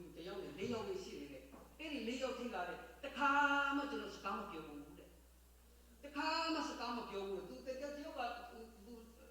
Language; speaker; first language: Burmese; non-native, local second language; Hakha Chin